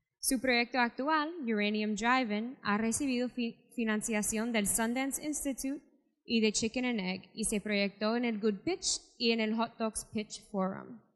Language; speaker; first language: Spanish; native; Spanish